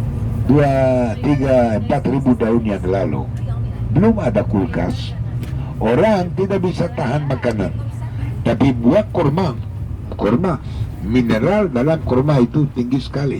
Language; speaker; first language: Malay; non-native, fluent; Hebrew